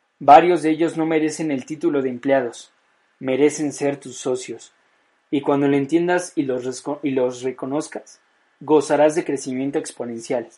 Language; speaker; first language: Spanish; native; Spanish